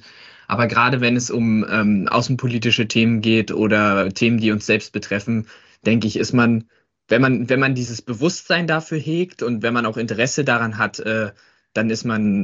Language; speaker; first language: German; native; German